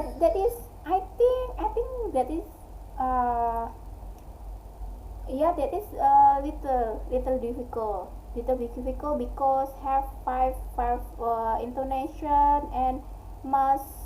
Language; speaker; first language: English; non-native, learner; Indonesian